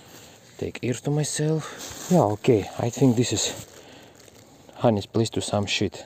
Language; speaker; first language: English; non-native, learner; Russian